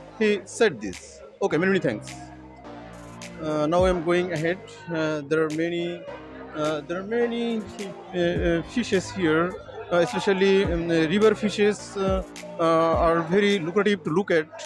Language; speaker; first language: English; non-native, learner; Bangla